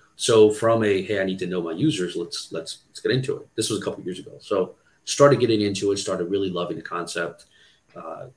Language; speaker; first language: English; non-native, fluent; Portuguese